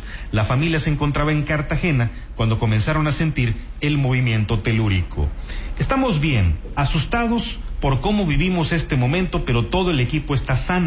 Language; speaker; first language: Spanish; native; Spanish